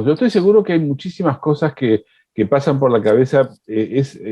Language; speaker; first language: Spanish; native; Spanish